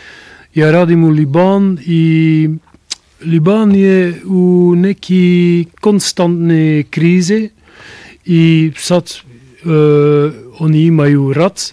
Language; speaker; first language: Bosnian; non-native, learner; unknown